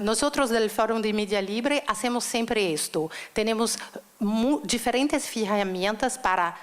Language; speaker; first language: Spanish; non-native, learner; Portuguese